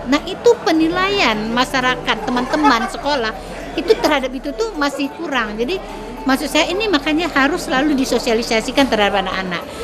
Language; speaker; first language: Indonesian; native; Indonesian